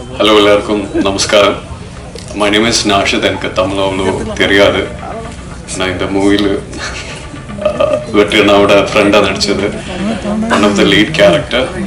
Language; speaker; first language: Tamil; non-native, learner; Malayalam